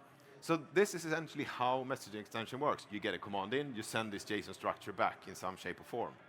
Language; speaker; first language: English; non-native, fluent; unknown